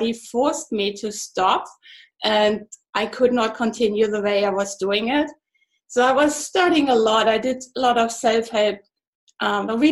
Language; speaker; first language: English; non-native, fluent; German